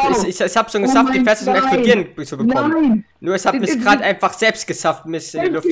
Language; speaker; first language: German; native; German